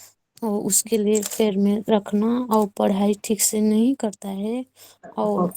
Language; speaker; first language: Hindi; non-native, local second language; Odia